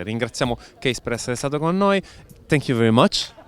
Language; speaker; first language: Italian; native; Italian